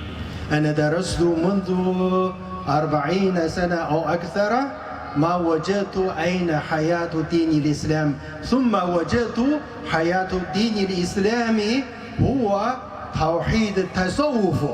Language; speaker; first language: Arabic; non-native, fluent; Chinese